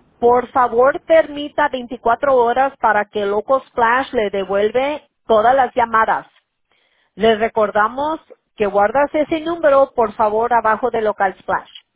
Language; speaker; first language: Spanish; early bilingual, heritage; Spanish